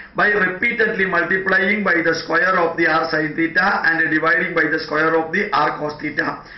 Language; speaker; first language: English; non-native, local second language; Malayalam